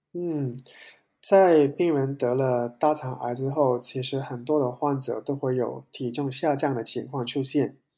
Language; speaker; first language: Chinese; non-native, local second language; Cantonese